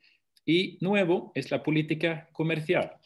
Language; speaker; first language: Spanish; non-native, fluent; Swedish